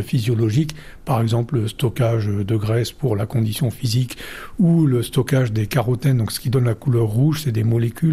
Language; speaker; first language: French; native; French